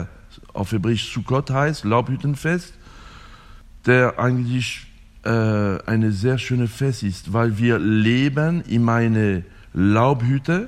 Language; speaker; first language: German; non-native, fluent; French